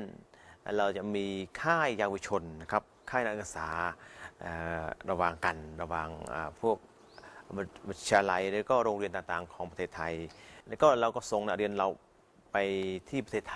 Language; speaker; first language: Thai; non-native, fluent; Khmer